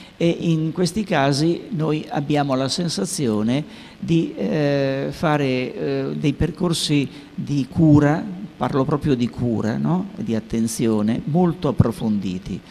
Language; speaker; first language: Italian; native; Italian